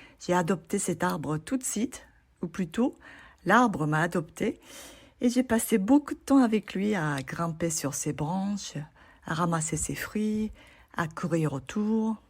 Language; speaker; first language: French; non-native, fluent; Japanese